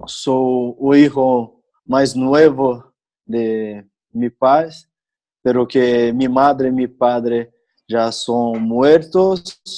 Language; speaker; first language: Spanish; non-native, learner; Portuguese